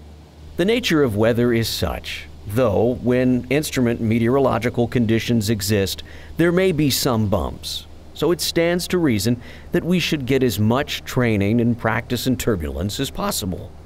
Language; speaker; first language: English; native; English